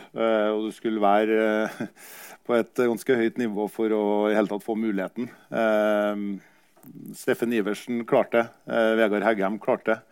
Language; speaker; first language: Norwegian; native; Norwegian